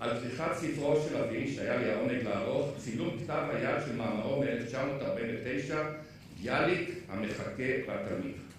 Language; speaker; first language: Hebrew; native; Hebrew